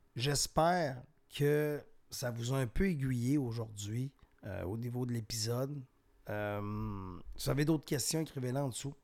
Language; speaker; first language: French; native; French